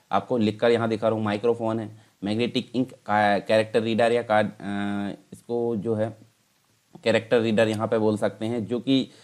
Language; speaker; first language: Hindi; native; Hindi